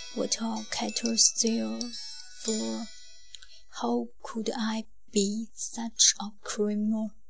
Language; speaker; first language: English; non-native, learner; Chinese